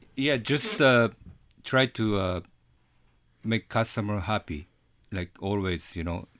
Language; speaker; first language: English; non-native, learner; Japanese